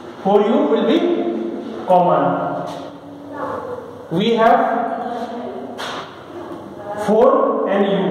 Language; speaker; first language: Hindi; native; Hindi